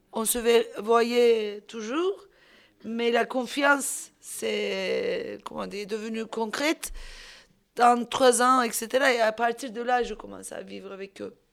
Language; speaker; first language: French; non-native, fluent; Turkish